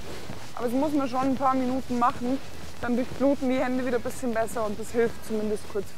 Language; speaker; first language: German; native; German